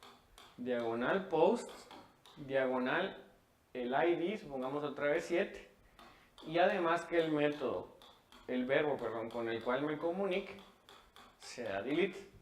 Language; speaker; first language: Spanish; native; Spanish